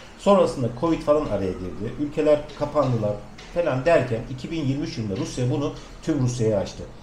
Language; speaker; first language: Turkish; native; Turkish